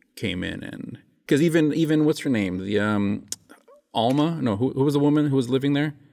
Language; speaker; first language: English; native; English